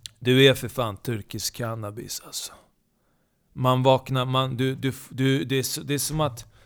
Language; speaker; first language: Swedish; native; Swedish